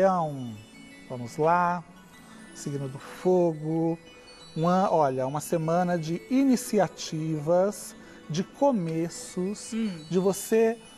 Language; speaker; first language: Portuguese; native; Portuguese